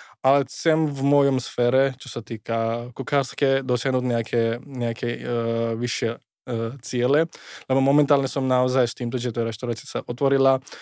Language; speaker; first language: Slovak; non-native, fluent; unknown